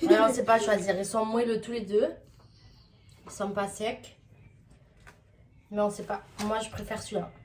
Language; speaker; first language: French; native; French